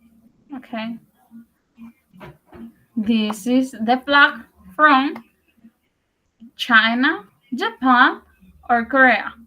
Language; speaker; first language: English; non-native, learner; Spanish